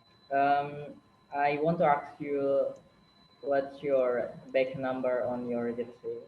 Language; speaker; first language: English; non-native, learner; Indonesian